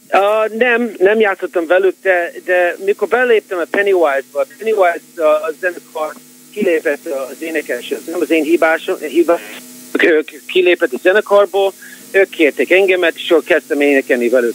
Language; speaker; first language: Hungarian; early bilingual, heritage; Hungarian